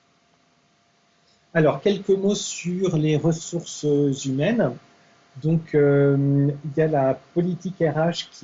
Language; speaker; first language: French; native; French